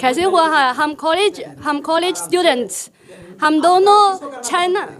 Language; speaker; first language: Hindi; non-native, learner; Chinese